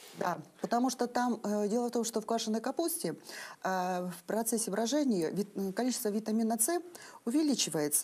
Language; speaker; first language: Russian; native; Russian